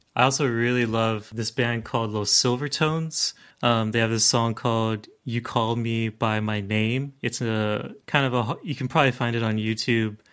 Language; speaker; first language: English; native; English